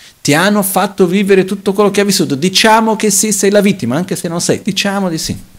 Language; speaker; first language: Italian; non-native, fluent; Portuguese